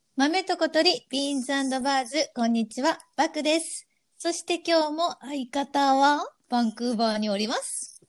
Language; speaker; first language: Japanese; native; Japanese